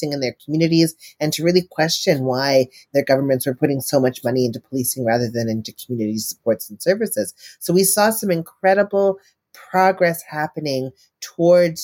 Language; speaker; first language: English; native; English